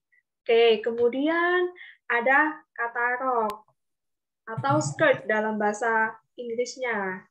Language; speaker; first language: Indonesian; native; Indonesian